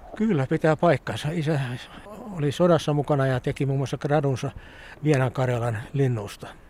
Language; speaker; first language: Finnish; native; Finnish